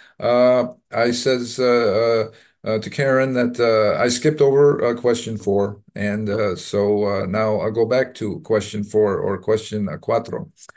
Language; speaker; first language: English; native; English